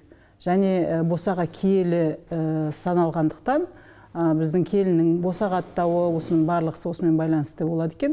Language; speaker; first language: Kazakh; native; Kazakh